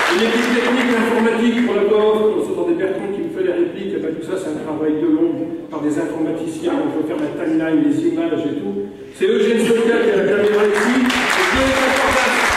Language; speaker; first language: French; native; French